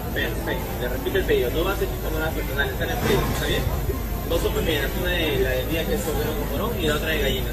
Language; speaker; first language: Spanish; native; Spanish